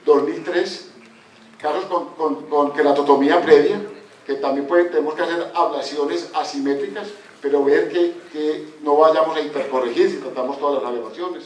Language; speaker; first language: Spanish; native; Spanish